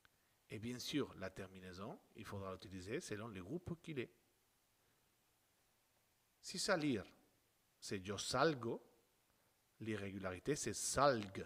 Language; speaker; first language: French; non-native, fluent; Spanish